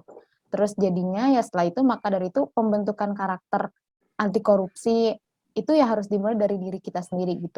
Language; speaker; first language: Indonesian; native; Indonesian